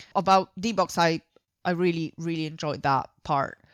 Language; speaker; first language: English; non-native, fluent; Italian